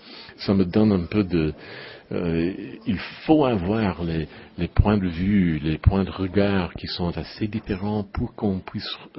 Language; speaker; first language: French; non-native, learner; English